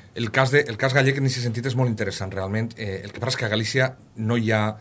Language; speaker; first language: Catalan; native; Catalan